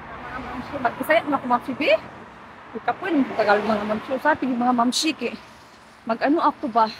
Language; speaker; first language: Filipino; non-native, local second language; Cebuano